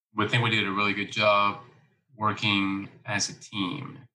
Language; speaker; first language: English; early bilingual, other home language; Spanish